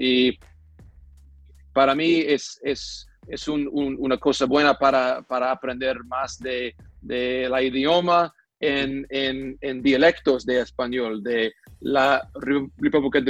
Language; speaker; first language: Spanish; non-native, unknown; English